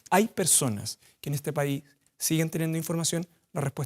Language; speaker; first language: Spanish; native; Spanish